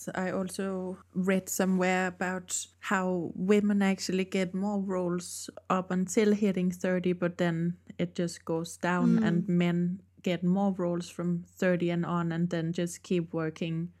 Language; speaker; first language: English; non-native, fluent; Danish